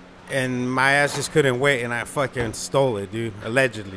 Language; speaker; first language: English; early bilingual, other home language; Spanish